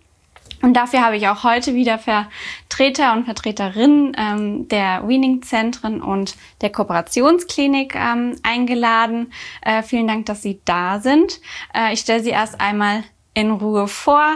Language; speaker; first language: German; native; German